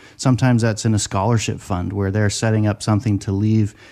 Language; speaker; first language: English; native; English